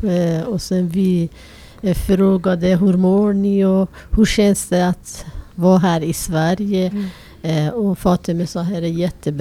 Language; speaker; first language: Swedish; non-native, fluent; Persian